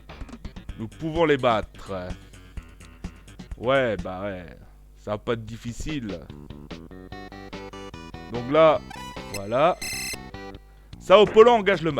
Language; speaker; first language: French; native; French